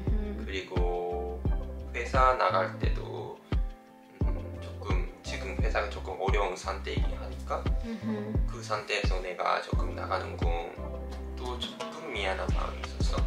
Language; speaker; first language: Korean; non-native, fluent; Japanese